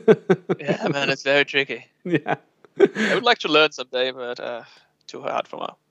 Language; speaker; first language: English; non-native, fluent; Portuguese